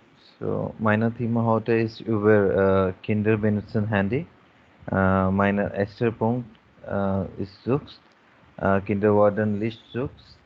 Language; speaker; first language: German; non-native, learner; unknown